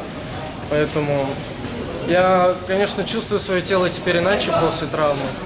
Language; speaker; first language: Russian; native; Russian